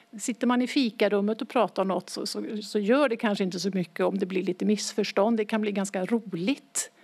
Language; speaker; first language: Swedish; native; Swedish